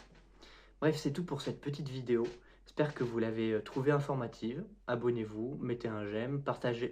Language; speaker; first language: French; native; French